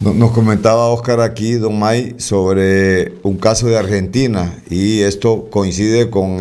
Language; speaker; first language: Spanish; native; Spanish